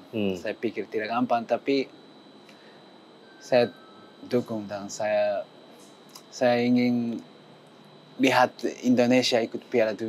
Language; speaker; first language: Indonesian; non-native, learner; Japanese